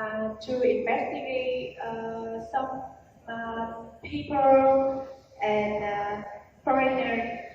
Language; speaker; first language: English; non-native, learner; Vietnamese